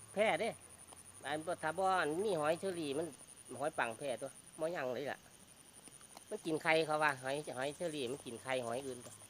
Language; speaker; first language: Thai; native; Thai